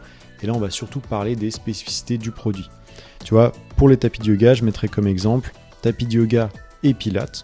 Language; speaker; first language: French; native; French